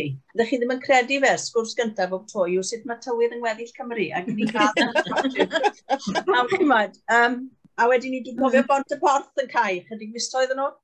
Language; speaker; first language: Welsh; native; Welsh